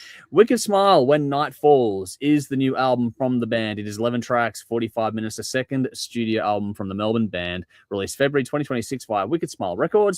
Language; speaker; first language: English; native; English